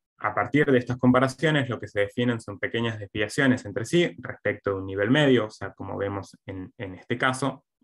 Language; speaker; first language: Spanish; native; Spanish